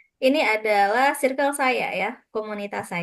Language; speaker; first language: Indonesian; non-native, fluent; Japanese